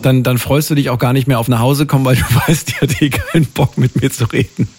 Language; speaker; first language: German; native; German